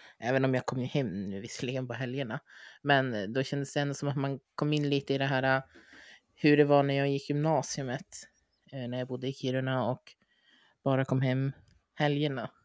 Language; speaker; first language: Swedish; native; Swedish